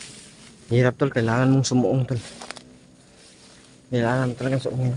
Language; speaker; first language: Filipino; non-native, local second language; Cebuano